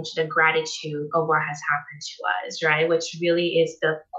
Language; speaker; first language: English; non-native, fluent; Portuguese